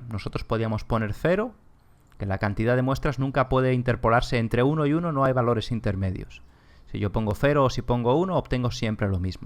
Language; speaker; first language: Spanish; native; Spanish